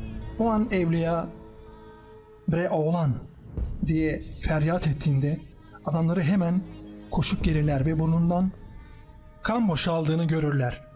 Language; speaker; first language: Turkish; native; Turkish